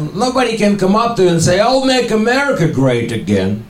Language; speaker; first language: English; non-native, fluent; Ukrainian